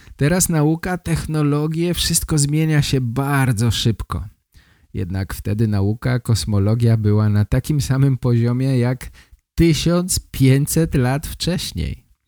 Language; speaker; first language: Polish; native; Polish